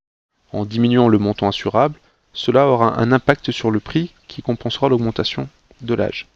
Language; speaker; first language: French; native; French